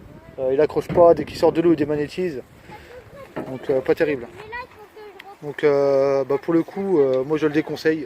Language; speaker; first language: French; native; French